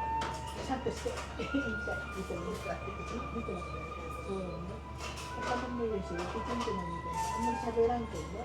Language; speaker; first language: Japanese; native; Japanese